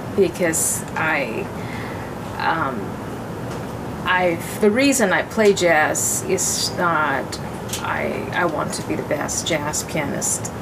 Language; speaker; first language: English; non-native, fluent; Chinese